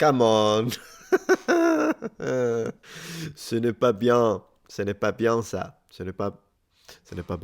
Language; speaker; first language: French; non-native, learner; Italian